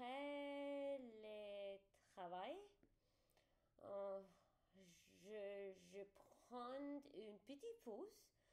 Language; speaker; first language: French; non-native, learner; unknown